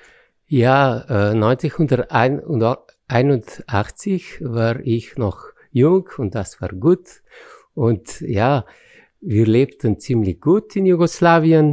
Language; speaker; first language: German; non-native, fluent; Slovenian